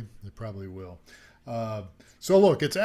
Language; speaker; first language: English; native; English